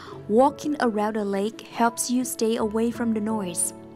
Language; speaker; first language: English; non-native, fluent; Vietnamese